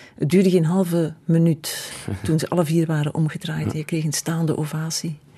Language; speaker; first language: Dutch; native; Dutch